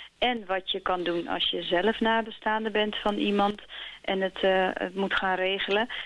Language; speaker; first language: Dutch; native; Dutch